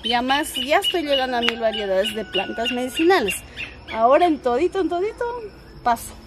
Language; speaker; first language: Spanish; native; Spanish